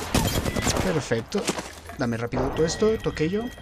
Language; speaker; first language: Spanish; native; Spanish